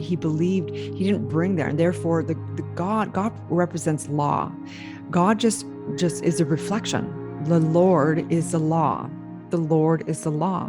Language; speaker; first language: English; native; English